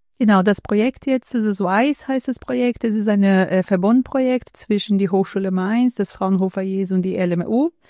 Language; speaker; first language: German; non-native, fluent; Portuguese